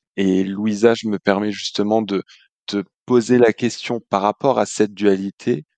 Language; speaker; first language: French; native; French